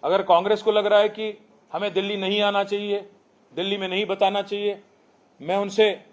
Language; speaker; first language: Hindi; non-native, local second language; Telugu